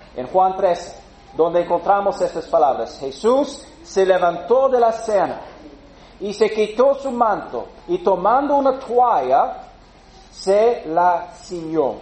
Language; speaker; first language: Spanish; non-native, fluent; English